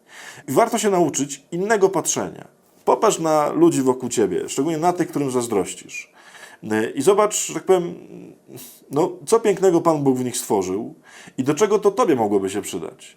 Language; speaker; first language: Polish; native; Polish